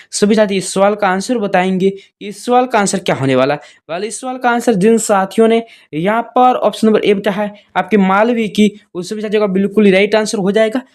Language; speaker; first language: Hindi; native; Hindi